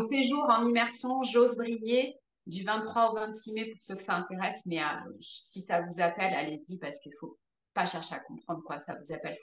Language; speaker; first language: French; native; French